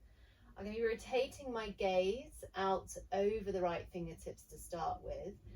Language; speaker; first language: English; native; English